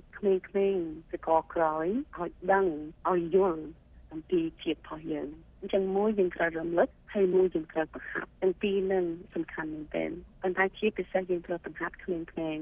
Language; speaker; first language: Khmer; early bilingual, heritage; Khmer